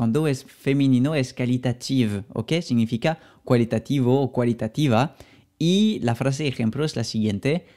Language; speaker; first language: Spanish; non-native, fluent; French